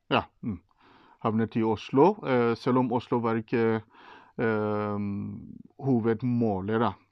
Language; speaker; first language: Norwegian; non-native, fluent; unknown